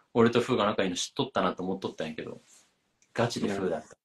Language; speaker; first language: Japanese; native; Japanese